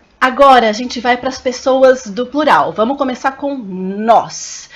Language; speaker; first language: Portuguese; native; Portuguese